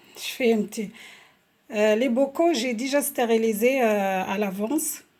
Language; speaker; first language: French; non-native, local second language; Arabic